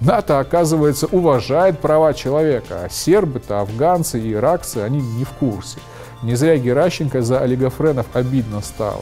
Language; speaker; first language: Russian; native; Russian